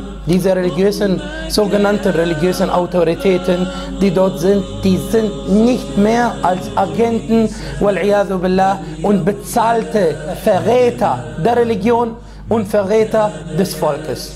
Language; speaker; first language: German; non-native, fluent; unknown